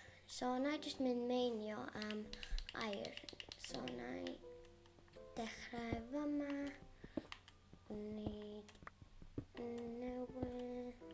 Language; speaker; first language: Welsh; non-native, local second language; English